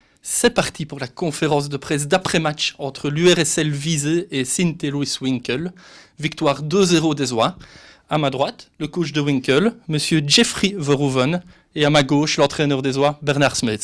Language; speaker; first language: French; native; French